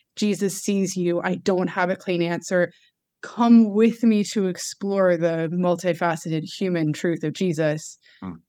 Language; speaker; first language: English; native; English